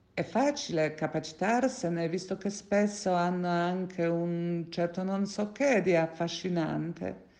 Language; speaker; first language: Italian; non-native, fluent; Polish